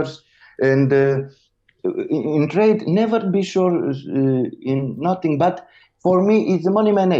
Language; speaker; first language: English; non-native, learner; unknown